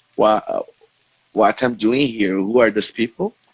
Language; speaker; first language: English; non-native, fluent; Portuguese